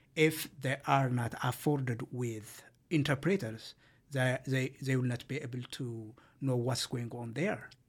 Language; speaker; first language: English; non-native, fluent; Amharic